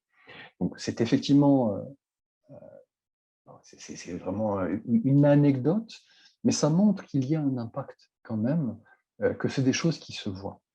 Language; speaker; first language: French; native; French